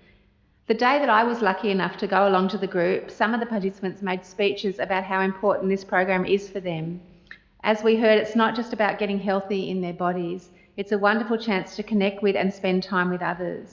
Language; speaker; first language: English; native; English